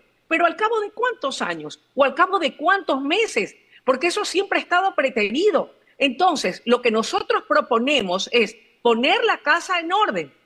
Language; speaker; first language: Spanish; native; Spanish